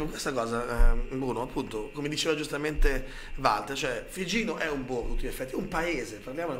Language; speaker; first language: Italian; native; Italian